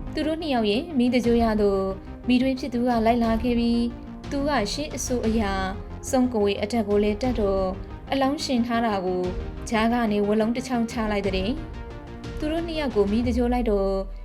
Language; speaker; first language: Burmese; non-native, local second language; Shan